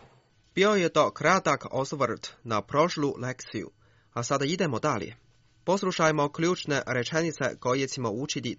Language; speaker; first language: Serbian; non-native, fluent; Chinese